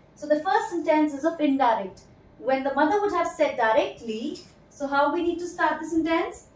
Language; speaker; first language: English; non-native, local second language; Hindi